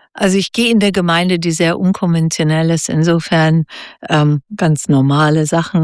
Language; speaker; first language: German; native; German